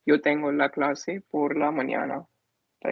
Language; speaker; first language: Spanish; non-native, learner; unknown